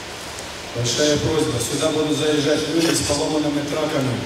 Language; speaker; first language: Russian; native; Russian